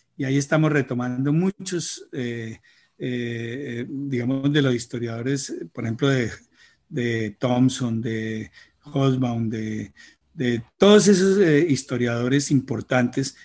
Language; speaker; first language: Spanish; native; Spanish